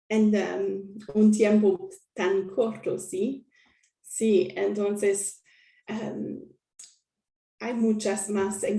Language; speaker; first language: Spanish; non-native, learner; French